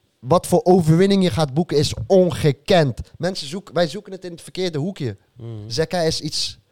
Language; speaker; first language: Dutch; early bilingual, other home language; Arabic